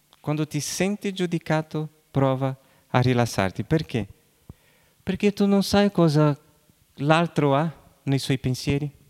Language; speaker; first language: Italian; non-native, fluent; Portuguese